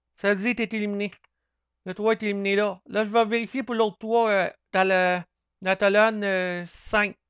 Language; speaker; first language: French; native; French